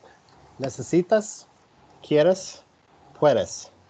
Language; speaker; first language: Spanish; non-native, learner; English